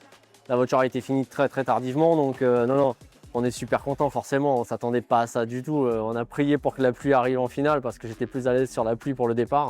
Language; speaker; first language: French; native; French